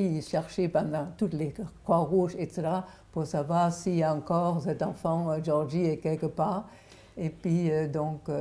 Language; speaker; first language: French; non-native, fluent; German